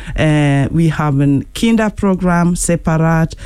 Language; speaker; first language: German; non-native, learner; Luo (Kenya and Tanzania)